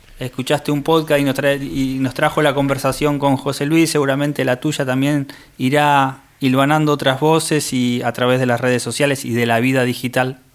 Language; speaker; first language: Spanish; native; Spanish